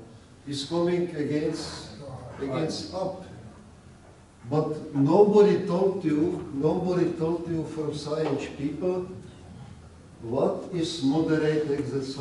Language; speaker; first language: English; non-native, learner; Czech